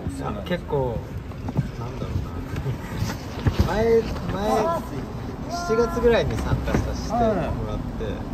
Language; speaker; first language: Japanese; native; Japanese